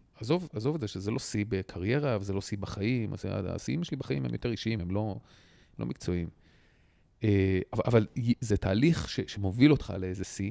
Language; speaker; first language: Hebrew; native; Hebrew